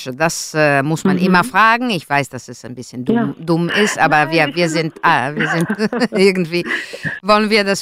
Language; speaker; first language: German; non-native, fluent; Italian